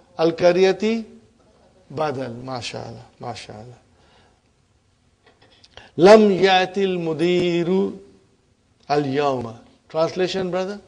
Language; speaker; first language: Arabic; non-native, fluent; English